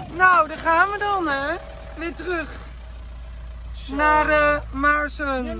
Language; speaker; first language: Dutch; native; Dutch